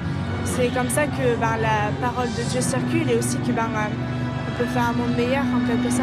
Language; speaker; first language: French; native; French